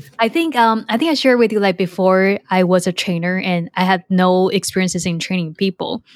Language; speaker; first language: English; non-native, fluent; Chinese